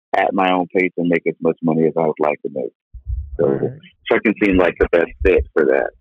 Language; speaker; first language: English; native; English